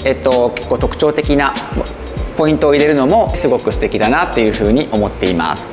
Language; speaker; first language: Japanese; native; Japanese